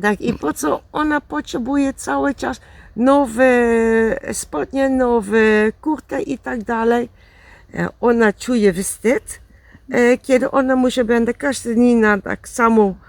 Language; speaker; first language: Polish; non-native, learner; Dutch